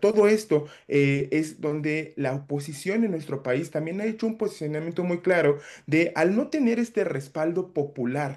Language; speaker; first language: Spanish; native; Spanish